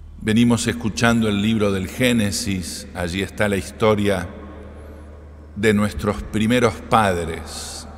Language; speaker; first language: Spanish; native; Spanish